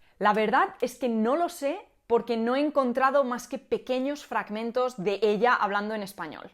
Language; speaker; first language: Spanish; native; Spanish